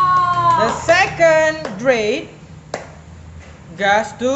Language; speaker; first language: English; non-native, learner; Indonesian